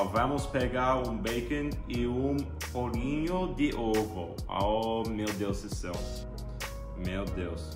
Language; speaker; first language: Portuguese; non-native, learner; English